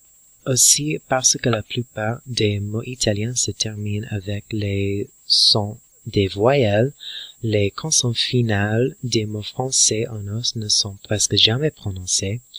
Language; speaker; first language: French; non-native, learner; English